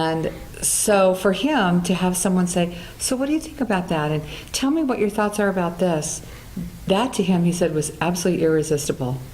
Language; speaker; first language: English; native; English